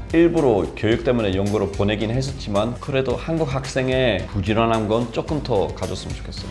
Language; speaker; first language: Korean; non-native, fluent; English